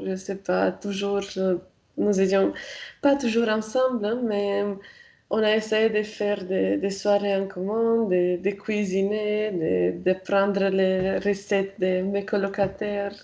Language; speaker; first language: French; non-native, fluent; Romanian